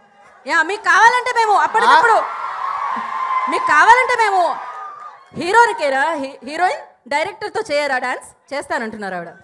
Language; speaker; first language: Telugu; native; Telugu